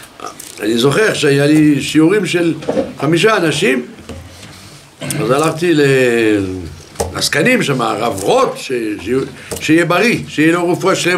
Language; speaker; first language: Hebrew; non-native, fluent; French